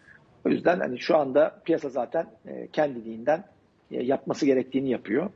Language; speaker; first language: Turkish; native; Turkish